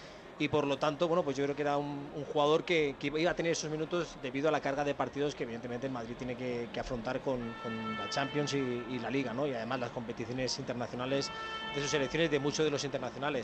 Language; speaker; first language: Spanish; native; Spanish